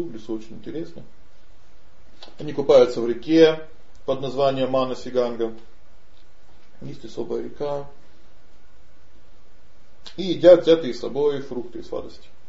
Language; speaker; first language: Russian; native; Russian